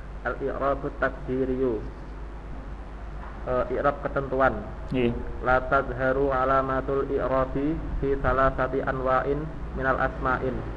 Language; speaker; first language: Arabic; non-native, learner; Indonesian